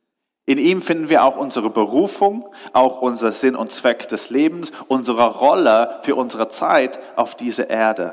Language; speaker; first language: German; non-native, fluent; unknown